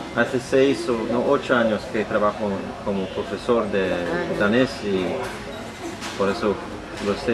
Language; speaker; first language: Spanish; non-native, learner; Danish